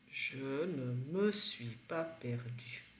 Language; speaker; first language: French; non-native, fluent; Czech